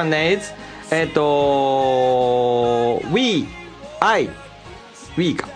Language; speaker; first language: English; non-native, learner; Japanese